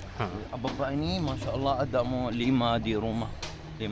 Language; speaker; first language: Indonesian; non-native, learner; Arabic